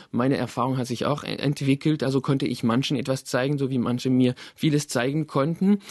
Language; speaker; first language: German; non-native, fluent; French